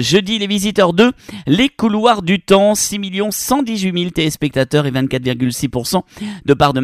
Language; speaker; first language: French; native; French